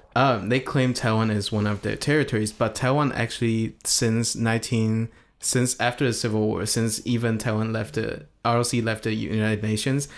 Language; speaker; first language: English; non-native, fluent; Chinese